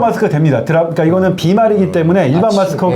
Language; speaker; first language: Korean; native; Korean